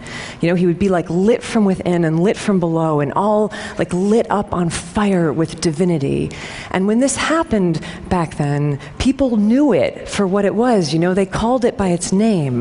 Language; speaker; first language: English; native; English